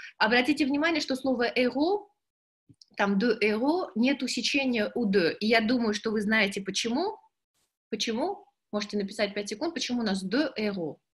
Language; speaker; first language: Russian; native; Russian